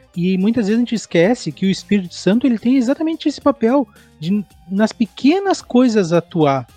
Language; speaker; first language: Portuguese; native; Portuguese